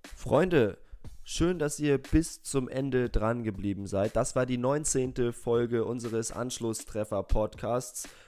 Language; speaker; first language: German; early bilingual, other home language; Portuguese